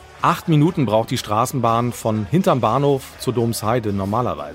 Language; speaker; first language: German; native; German